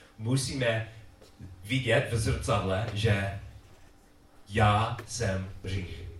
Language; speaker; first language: Czech; non-native, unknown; English